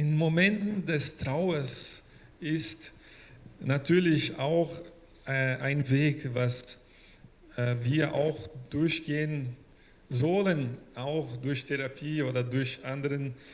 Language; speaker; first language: German; non-native, fluent; Portuguese